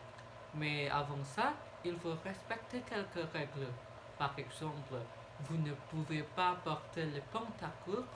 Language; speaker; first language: French; non-native, learner; Indonesian